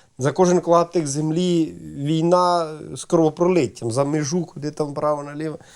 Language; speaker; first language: Ukrainian; native; Ukrainian